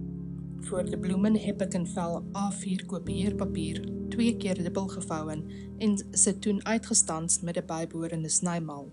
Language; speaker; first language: Dutch; native; Dutch